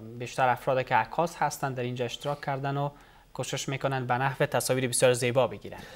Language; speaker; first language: Persian; native; Persian